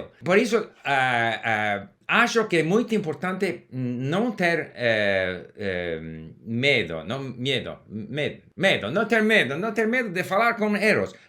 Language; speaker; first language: Portuguese; non-native, learner; English